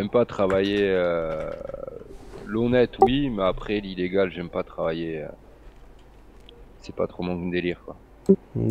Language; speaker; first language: French; native; French